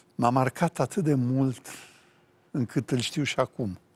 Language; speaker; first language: Romanian; native; Romanian